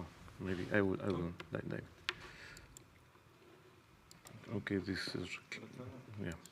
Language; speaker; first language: English; non-native, fluent; Spanish